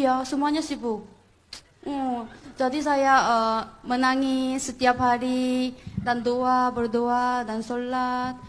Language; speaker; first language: Indonesian; non-native, fluent; Korean